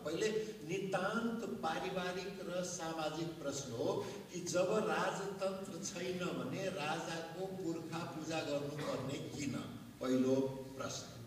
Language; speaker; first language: Nepali; non-native, local second language; Maithili